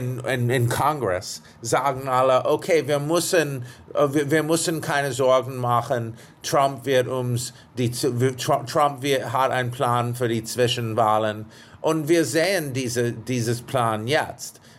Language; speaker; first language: German; non-native, fluent; English